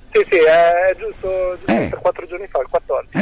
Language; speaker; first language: Italian; native; Italian